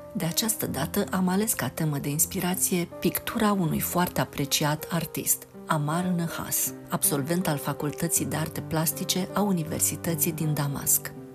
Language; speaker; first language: Romanian; native; Romanian